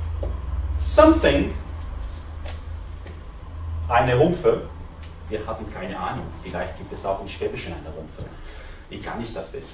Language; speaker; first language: German; non-native, fluent; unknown